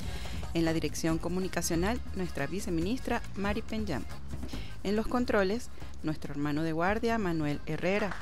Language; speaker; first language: Spanish; native; Spanish